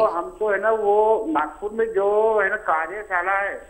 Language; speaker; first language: Hindi; native; Hindi